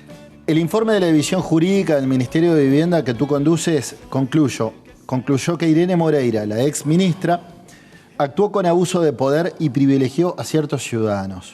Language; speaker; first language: Spanish; native; Spanish